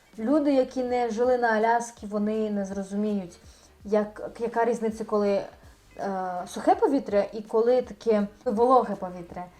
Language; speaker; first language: Ukrainian; native; Ukrainian